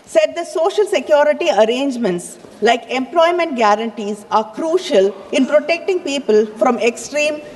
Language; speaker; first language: English; non-native, local second language; Tamil